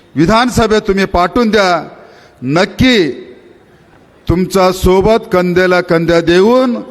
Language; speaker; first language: Marathi; non-native, local second language; Kannada